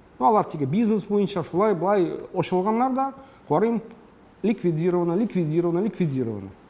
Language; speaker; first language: Tatar; early bilingual, heritage; Tatar